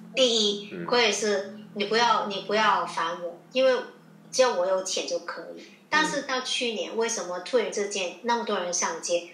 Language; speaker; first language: Chinese; non-native, local second language; Cantonese